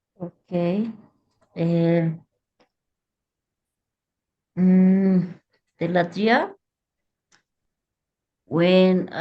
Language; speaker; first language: English; non-native, learner; Spanish